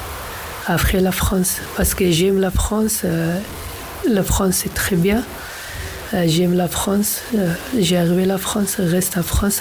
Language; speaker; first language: French; non-native, learner; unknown